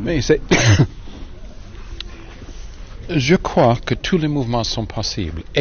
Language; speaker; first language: French; non-native, learner; English